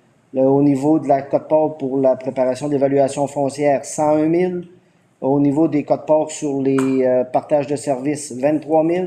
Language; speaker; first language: French; native; French